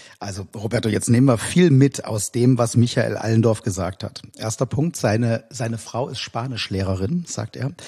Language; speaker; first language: German; native; German